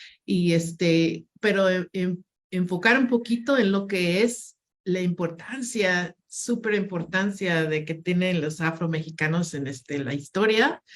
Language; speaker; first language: Spanish; non-native, fluent; English